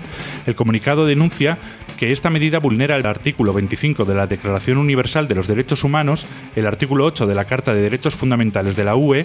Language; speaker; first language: Spanish; native; Spanish